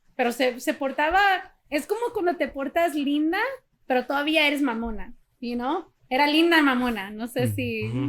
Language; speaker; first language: Spanish; early bilingual, heritage; Spanish